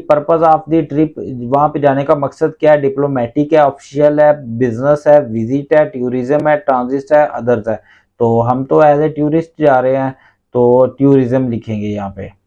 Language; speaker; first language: Urdu; non-native, local second language; Punjabi